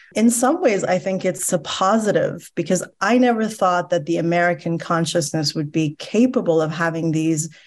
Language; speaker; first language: English; early bilingual, other home language; Persian